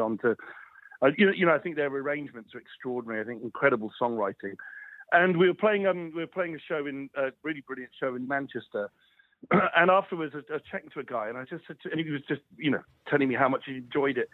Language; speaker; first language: English; native; English